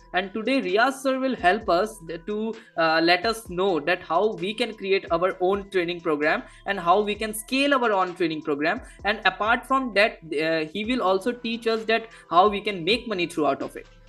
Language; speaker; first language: English; non-native, local second language; Hindi